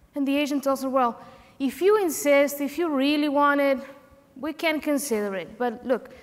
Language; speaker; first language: English; non-native, fluent; Spanish